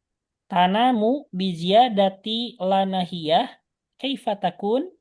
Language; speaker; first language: Arabic; non-native, fluent; Indonesian